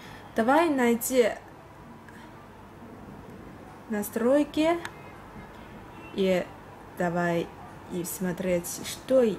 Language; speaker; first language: Russian; non-native, learner; Chinese